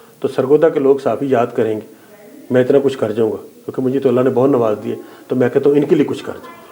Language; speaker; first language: Urdu; non-native, local second language; Punjabi